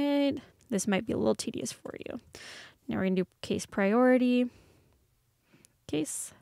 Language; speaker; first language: English; native; English